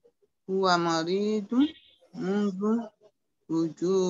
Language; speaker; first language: Arabic; non-native, learner; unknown